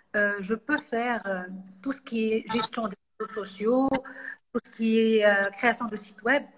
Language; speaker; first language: French; non-native, local second language; Arabic